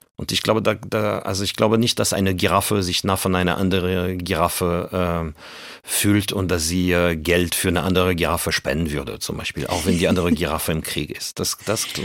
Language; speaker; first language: German; non-native, fluent; French